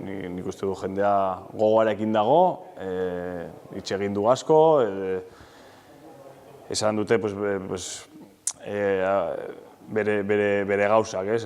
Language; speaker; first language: Basque; non-native, local second language; Spanish